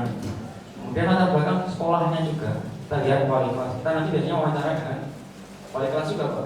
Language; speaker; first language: Indonesian; native; Indonesian